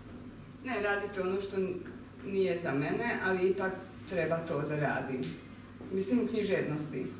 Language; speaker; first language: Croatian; non-native, local second language; Hungarian